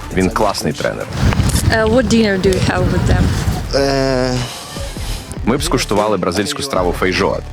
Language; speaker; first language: Ukrainian; non-native, learner; Portuguese